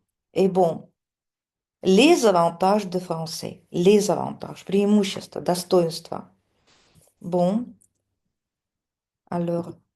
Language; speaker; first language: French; non-native, fluent; Russian